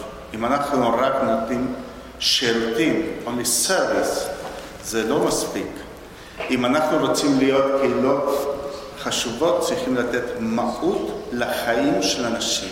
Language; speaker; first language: Hebrew; non-native, fluent; Spanish